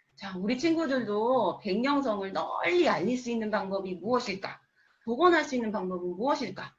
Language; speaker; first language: Korean; native; Korean